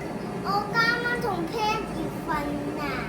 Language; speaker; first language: Cantonese; early bilingual, heritage; Cantonese